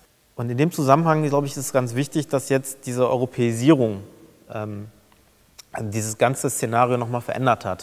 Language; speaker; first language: German; early bilingual, other home language; Turkish